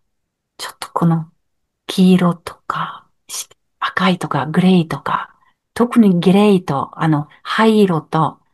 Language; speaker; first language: Japanese; non-native, learner; French